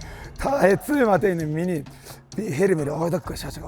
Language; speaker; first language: Mongolian; non-native, learner; Korean